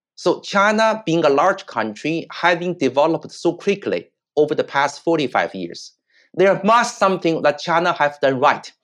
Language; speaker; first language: English; non-native, fluent; Chinese